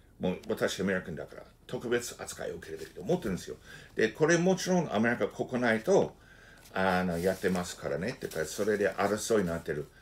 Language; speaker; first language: Japanese; non-native, fluent; English